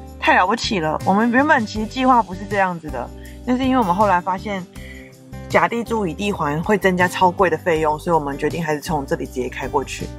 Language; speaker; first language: Chinese; native; Chinese